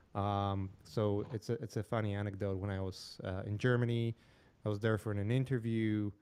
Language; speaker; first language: English; non-native, fluent; Polish